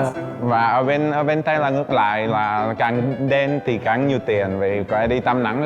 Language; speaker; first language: Vietnamese; non-native, fluent; Czech